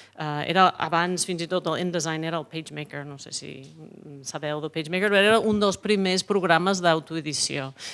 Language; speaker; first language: Catalan; non-native, fluent; English